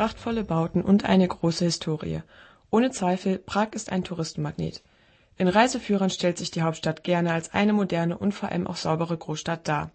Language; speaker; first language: German; native; German